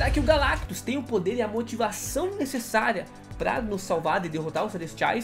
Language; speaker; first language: Portuguese; native; Portuguese